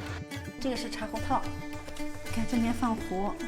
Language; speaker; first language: Chinese; native; Chinese